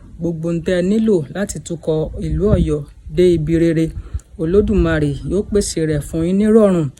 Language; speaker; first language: Yoruba; native; Yoruba